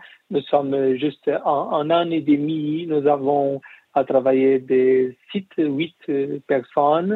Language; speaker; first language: French; non-native, learner; Portuguese